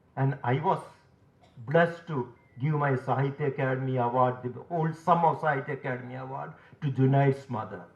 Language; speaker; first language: English; non-native, local second language; Malayalam